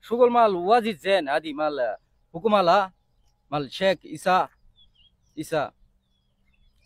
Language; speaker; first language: Arabic; non-native, learner; Bangla